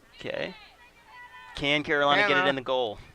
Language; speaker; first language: English; native; English